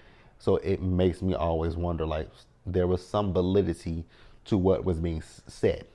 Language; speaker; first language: English; native; English